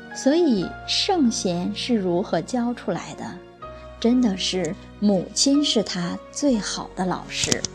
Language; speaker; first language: Chinese; non-native, local second language; Cantonese